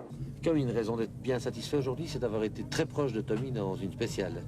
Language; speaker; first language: French; native; French